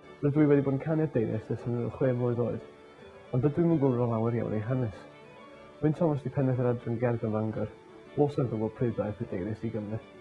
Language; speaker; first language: Welsh; native; Welsh